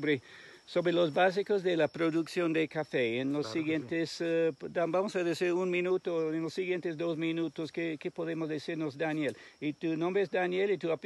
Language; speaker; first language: Spanish; non-native, fluent; English